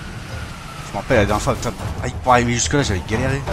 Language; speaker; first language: French; native; French